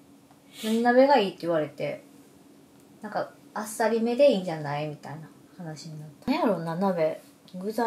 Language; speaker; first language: Japanese; native; Japanese